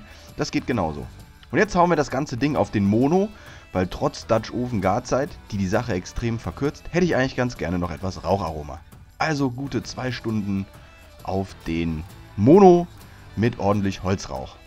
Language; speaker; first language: German; native; German